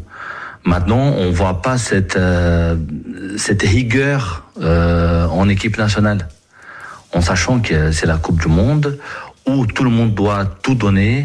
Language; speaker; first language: French; non-native, fluent; Portuguese